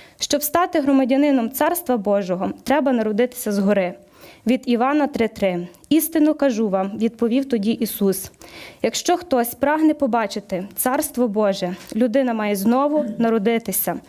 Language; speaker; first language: Ukrainian; native; Ukrainian